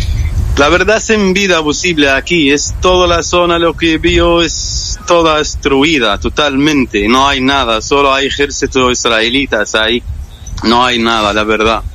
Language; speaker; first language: Spanish; non-native, fluent; Arabic